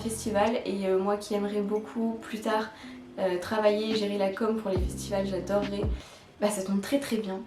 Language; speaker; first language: French; native; French